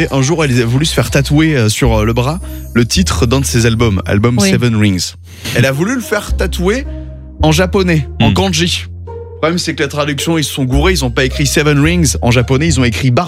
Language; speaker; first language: French; native; French